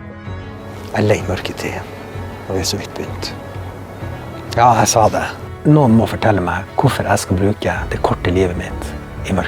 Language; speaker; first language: Norwegian; native; Norwegian